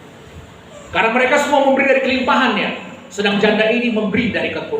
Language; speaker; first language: Indonesian; native; Indonesian